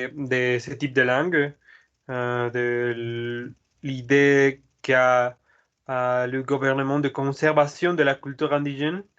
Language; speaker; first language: French; non-native, learner; Spanish